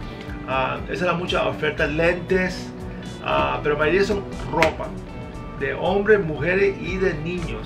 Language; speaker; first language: Spanish; early bilingual, heritage; Spanish